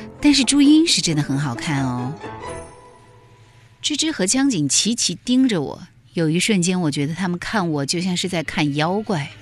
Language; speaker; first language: Chinese; native; Chinese